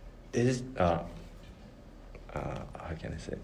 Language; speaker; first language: English; non-native, learner; Japanese